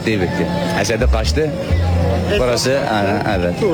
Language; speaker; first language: Turkish; non-native, learner; Arabic